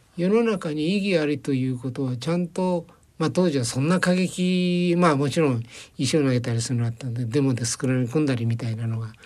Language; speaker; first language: Japanese; native; Japanese